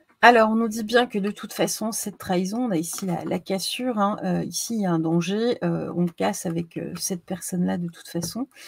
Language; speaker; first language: French; native; French